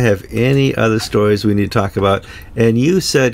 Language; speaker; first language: English; native; English